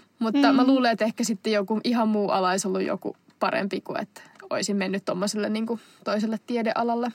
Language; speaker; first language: Finnish; non-native, local second language; Swedish